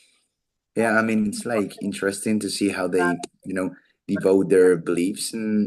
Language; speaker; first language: English; non-native, fluent; Spanish